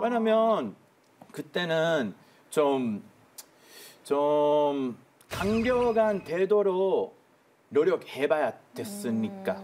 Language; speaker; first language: Korean; non-native, fluent; Hebrew